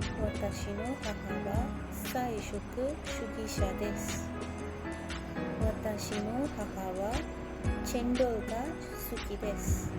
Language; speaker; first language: Japanese; non-native, learner; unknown